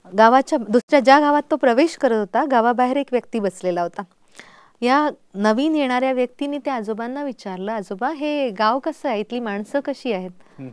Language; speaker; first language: Marathi; native; Marathi